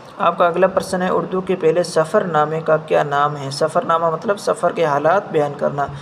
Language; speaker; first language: Urdu; native; Urdu